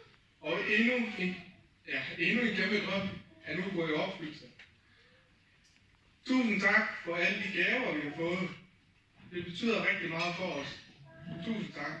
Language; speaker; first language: Danish; early bilingual, other home language; Vietnamese